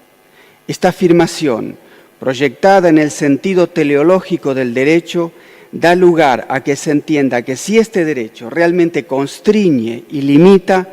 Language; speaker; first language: Spanish; native; Spanish